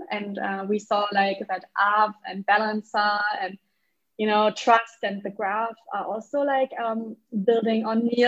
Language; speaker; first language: English; non-native, fluent; German